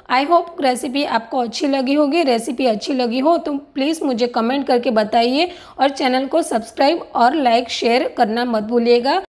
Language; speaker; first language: Hindi; non-native, local second language; Gujarati